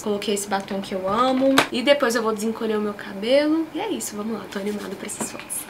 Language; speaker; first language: Portuguese; native; Portuguese